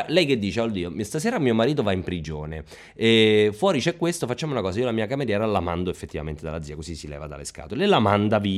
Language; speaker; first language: Italian; native; Italian